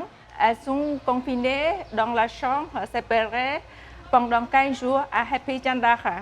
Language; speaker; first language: French; non-native, fluent; Khmer